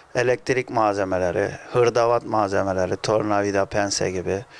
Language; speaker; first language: Turkish; native; Turkish